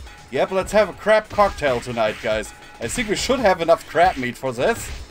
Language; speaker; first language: English; non-native, fluent; German